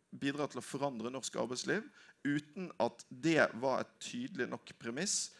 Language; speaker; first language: Norwegian; native; Norwegian